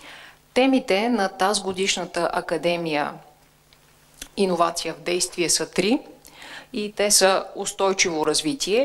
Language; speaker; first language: Bulgarian; native; Bulgarian